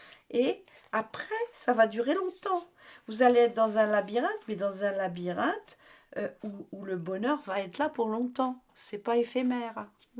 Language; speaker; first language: French; native; French